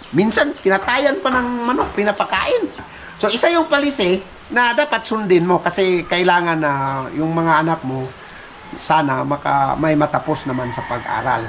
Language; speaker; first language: Filipino; non-native, local second language; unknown